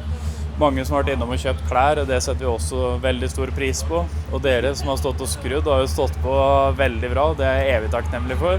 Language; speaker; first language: Norwegian; native; Norwegian